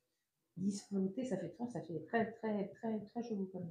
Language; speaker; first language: French; native; French